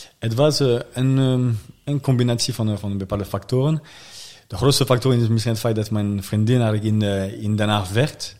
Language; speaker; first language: Dutch; non-native, fluent; French